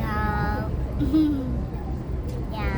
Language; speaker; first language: Japanese; native; Japanese